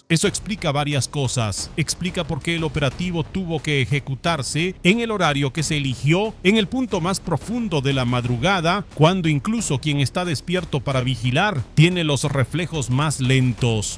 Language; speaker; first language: Spanish; native; Spanish